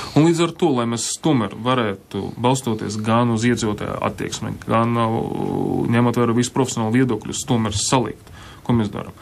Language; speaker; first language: Latvian; non-native, local second language; Russian